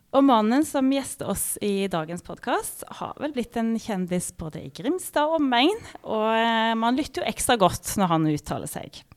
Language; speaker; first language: Norwegian; native; Norwegian